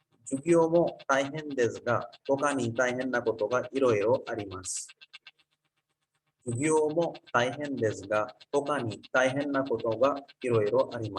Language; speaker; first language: Japanese; non-native, fluent; Urdu